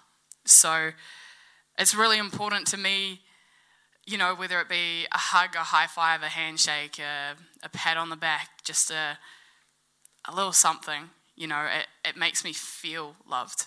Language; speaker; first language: English; native; English